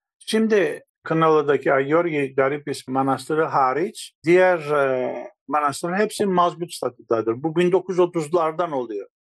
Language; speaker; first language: Turkish; non-native, local second language; Greek